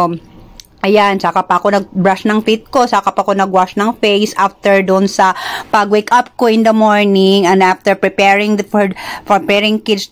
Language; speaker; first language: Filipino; non-native, local second language; Cebuano